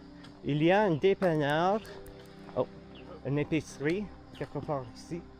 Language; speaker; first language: French; non-native, learner; English